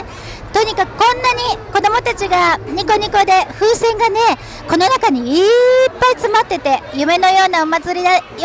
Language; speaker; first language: Japanese; native; Japanese